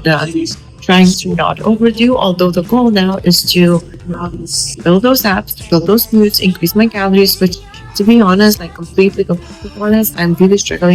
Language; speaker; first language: English; non-native, fluent; Lithuanian